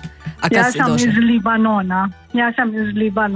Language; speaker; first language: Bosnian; non-native, learner; Arabic